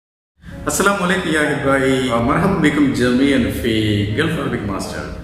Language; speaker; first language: Arabic; non-native, fluent; Malayalam